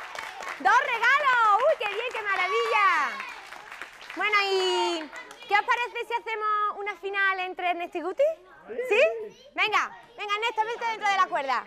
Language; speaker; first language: Spanish; native; Spanish